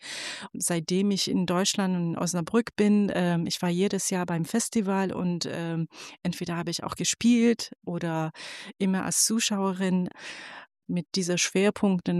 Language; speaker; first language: German; non-native, fluent; Persian